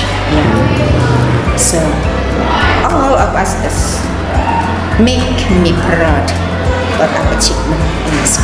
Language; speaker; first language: English; non-native, learner; Indonesian